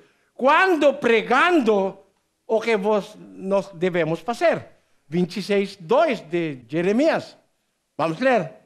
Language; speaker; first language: Portuguese; non-native, learner; Filipino